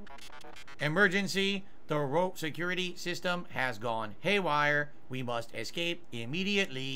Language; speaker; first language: English; native; English